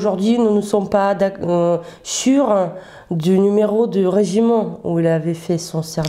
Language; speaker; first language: French; non-native, fluent; Russian